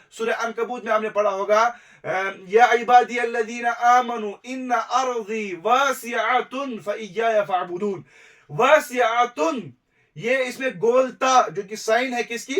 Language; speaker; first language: Urdu; non-native, local second language; Kashmiri